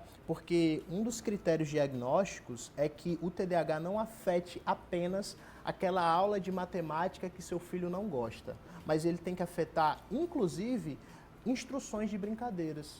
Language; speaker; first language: Portuguese; native; Portuguese